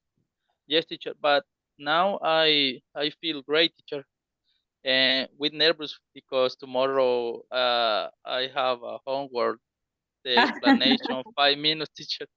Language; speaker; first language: English; non-native, learner; Spanish